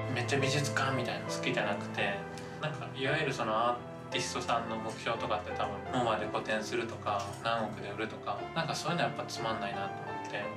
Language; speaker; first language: Japanese; native; Japanese